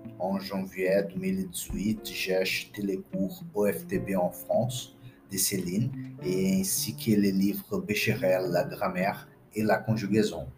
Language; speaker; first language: French; non-native, fluent; Portuguese